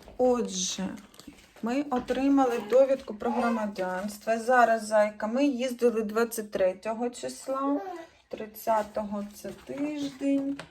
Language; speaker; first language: Ukrainian; native; Ukrainian